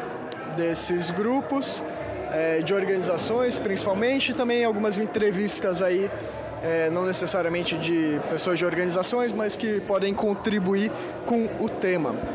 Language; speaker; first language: Portuguese; native; Portuguese